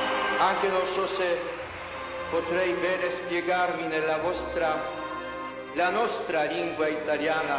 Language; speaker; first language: Italian; non-native, fluent; Polish